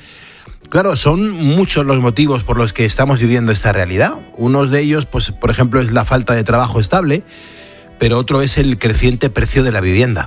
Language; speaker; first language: Spanish; native; Spanish